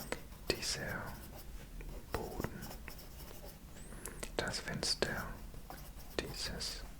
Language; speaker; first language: German; non-native, learner; English